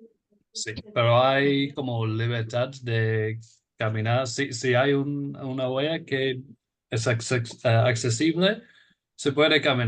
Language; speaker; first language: Spanish; non-native, fluent; English